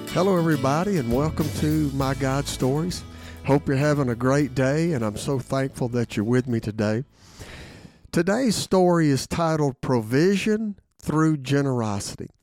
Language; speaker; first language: English; native; English